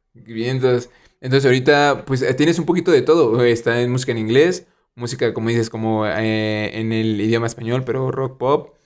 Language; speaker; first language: Spanish; native; Spanish